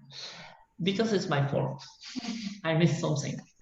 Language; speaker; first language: English; non-native, learner; French